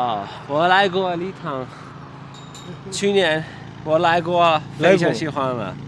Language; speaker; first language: Chinese; non-native, learner; Turkish